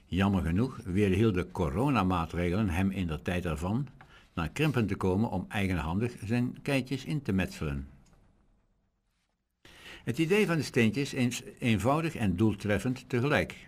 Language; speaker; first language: Dutch; native; Dutch